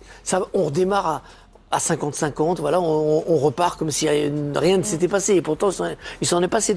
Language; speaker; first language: French; native; French